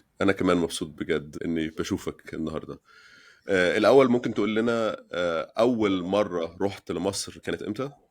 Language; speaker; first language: Egyptian Arabic; native; Egyptian Arabic